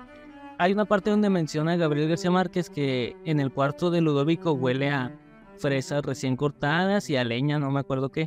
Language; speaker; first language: Spanish; native; Spanish